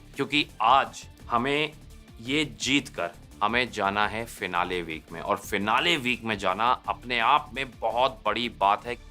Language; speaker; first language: Hindi; native; Hindi